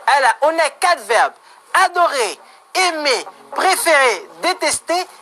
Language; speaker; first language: French; non-native, fluent; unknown